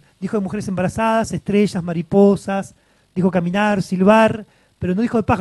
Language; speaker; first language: Spanish; native; Spanish